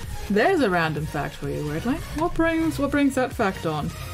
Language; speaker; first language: English; native; English